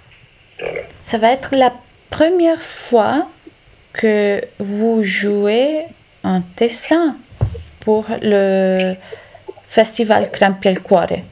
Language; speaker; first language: French; non-native, learner; Italian